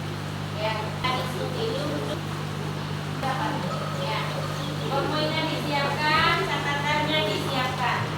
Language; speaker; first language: Indonesian; native; Indonesian